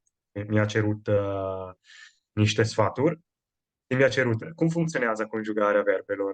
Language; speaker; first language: Romanian; non-native, fluent; Italian